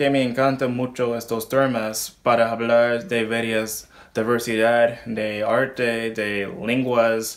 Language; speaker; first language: Spanish; non-native, learner; English